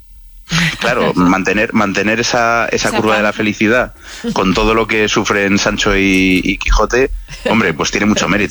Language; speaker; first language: Spanish; native; Spanish